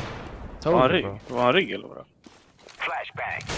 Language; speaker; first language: Swedish; native; Swedish